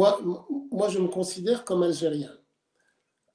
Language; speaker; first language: French; native; French